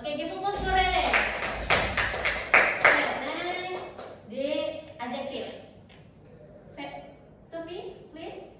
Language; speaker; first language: English; non-native, learner; Indonesian